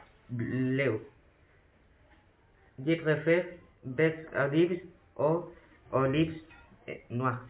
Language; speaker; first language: French; non-native, learner; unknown